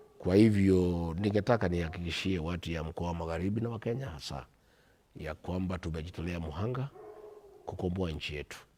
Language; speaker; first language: Swahili; non-native, local second language; Kikuyu